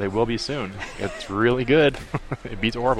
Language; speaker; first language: English; native; English